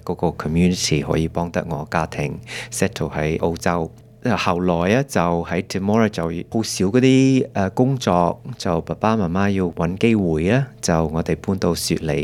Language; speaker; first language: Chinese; early bilingual, heritage; Cantonese